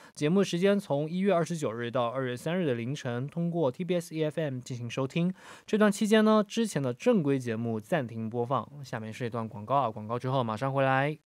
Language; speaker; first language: Chinese; native; Chinese